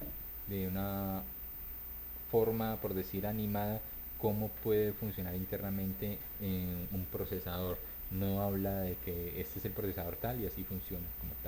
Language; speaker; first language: Spanish; native; Spanish